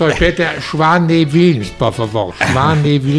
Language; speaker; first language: Spanish; non-native, fluent; German